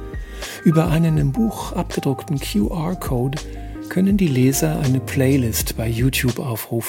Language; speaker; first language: German; native; German